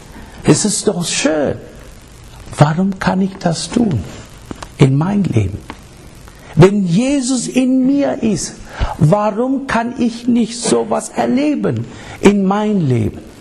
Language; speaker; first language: German; non-native, learner; English